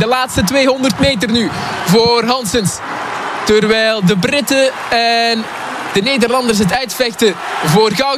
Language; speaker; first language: Dutch; native; Dutch